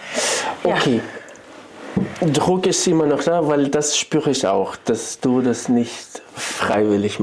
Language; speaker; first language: German; non-native, fluent; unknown